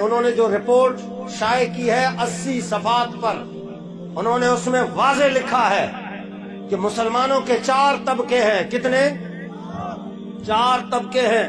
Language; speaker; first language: Urdu; native; Urdu